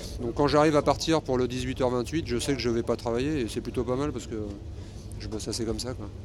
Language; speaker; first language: French; native; French